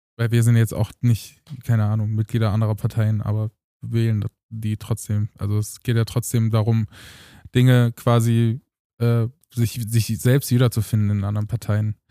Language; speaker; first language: German; early bilingual, other home language; Romanian